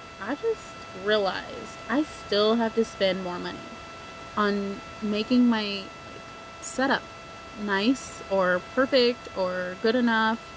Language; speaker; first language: English; native; English